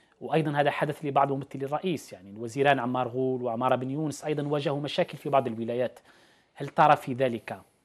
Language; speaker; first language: Arabic; native; Arabic